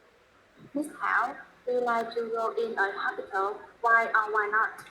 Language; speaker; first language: English; non-native, learner; Vietnamese